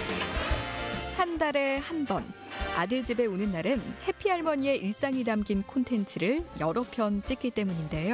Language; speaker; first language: Korean; native; Korean